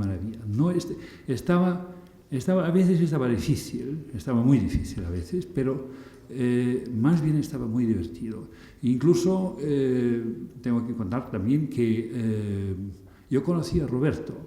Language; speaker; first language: Spanish; non-native, fluent; German